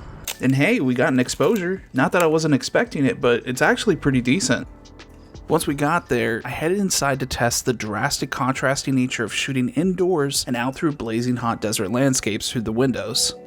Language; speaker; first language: English; native; English